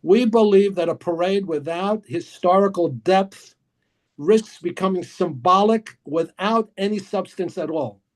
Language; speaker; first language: English; early bilingual, other home language; Greek